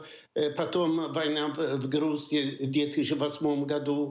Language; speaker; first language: Russian; non-native, fluent; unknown